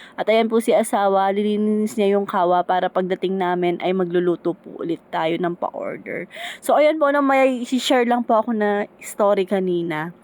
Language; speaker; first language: Filipino; native; Filipino